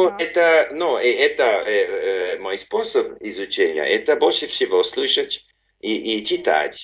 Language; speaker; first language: Russian; non-native, learner; English